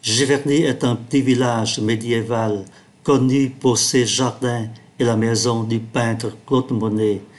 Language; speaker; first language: French; non-native, fluent; Vietnamese